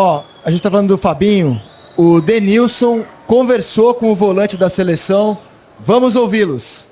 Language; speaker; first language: Portuguese; native; Portuguese